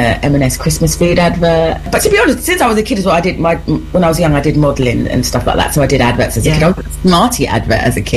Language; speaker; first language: English; native; English